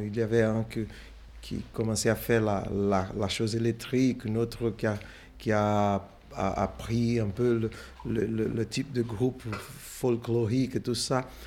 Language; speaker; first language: French; non-native, fluent; Portuguese